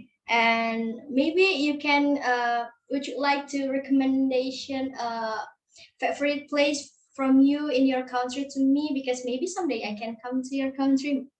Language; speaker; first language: English; non-native, learner; Indonesian